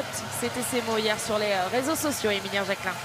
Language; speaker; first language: French; native; French